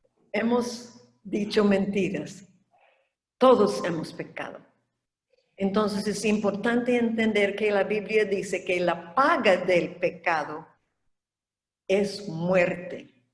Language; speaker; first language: Spanish; non-native, fluent; English